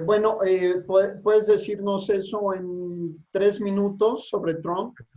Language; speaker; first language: Spanish; native; Spanish